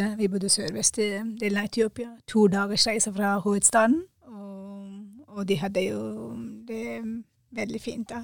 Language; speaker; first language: Norwegian; non-native, fluent; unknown